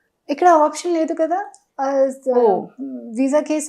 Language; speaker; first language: Telugu; non-native, fluent; Hindi